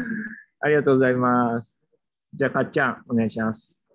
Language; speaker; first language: Japanese; native; Japanese